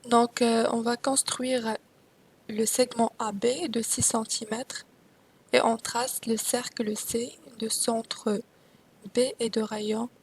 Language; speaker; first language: French; non-native, local second language; Arabic